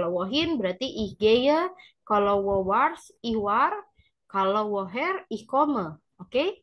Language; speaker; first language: German; non-native, learner; Indonesian